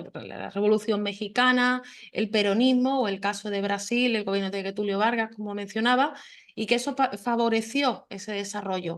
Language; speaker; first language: Spanish; native; Spanish